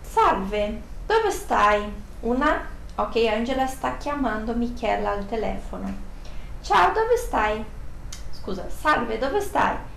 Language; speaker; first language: Italian; non-native, fluent; Portuguese